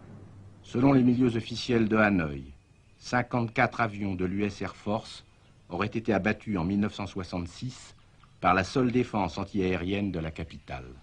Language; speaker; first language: French; native; French